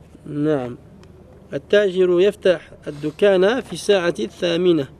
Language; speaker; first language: Arabic; non-native, fluent; French